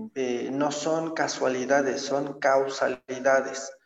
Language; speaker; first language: Spanish; native; Spanish